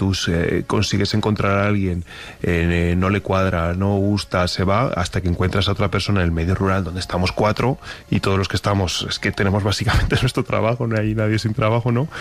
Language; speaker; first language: Spanish; native; Spanish